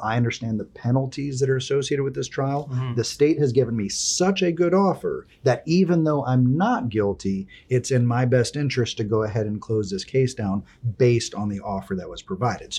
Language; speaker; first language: English; early bilingual, other home language; Spanish